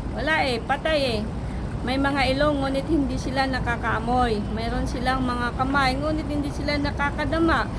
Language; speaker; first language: Filipino; non-native, local second language; Iloko